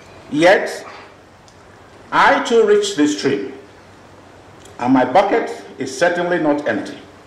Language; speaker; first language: English; non-native, local second language; Igbo